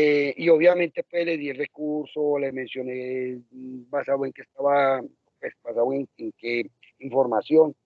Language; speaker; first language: Spanish; native; Spanish